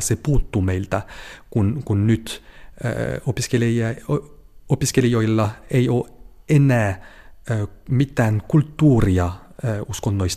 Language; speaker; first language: Finnish; non-native, fluent; French